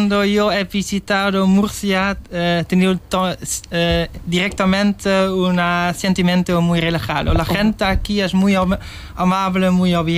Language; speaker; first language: Spanish; non-native, learner; Dutch